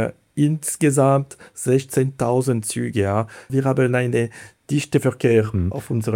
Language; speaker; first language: German; non-native, fluent; Italian